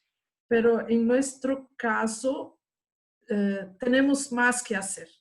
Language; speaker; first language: Spanish; non-native, fluent; Portuguese